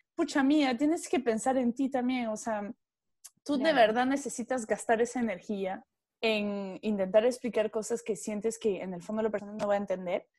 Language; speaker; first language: Spanish; non-native, fluent; French